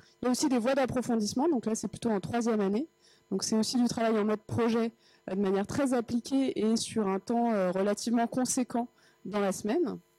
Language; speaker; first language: French; native; French